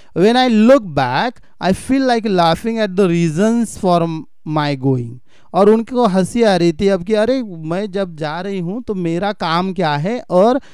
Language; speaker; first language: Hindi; non-native, local second language; Marathi